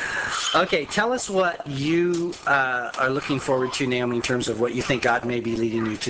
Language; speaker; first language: English; native; English